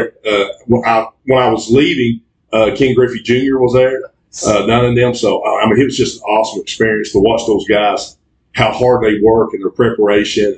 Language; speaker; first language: English; native; English